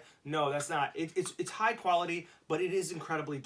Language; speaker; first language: English; native; English